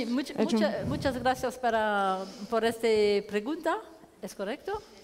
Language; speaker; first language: Spanish; non-native, learner; French